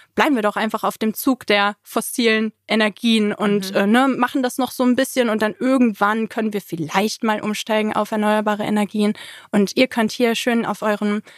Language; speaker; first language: German; native; German